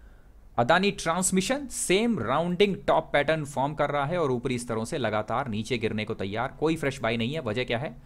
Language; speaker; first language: Hindi; native; Hindi